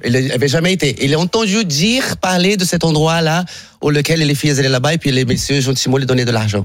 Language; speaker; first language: French; non-native, fluent; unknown